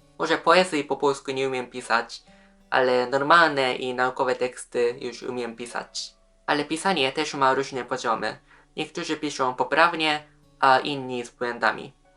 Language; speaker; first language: Polish; non-native, fluent; Japanese